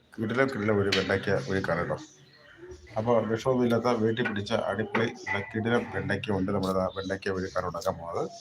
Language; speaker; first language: Malayalam; native; Malayalam